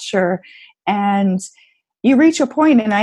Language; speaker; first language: English; native; English